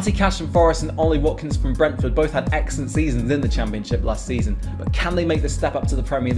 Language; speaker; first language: English; native; English